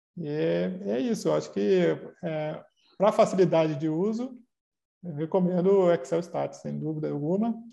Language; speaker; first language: Portuguese; native; Portuguese